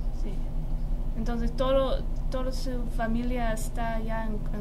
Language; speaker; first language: Spanish; non-native, fluent; English